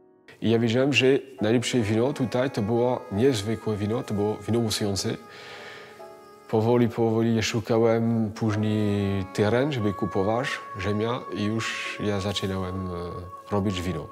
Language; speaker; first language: Polish; early bilingual, heritage; French